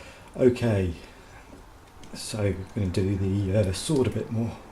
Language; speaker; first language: English; native; English